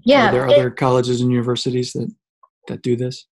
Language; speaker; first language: English; native; English